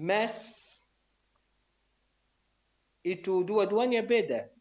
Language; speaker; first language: Indonesian; non-native, learner; Arabic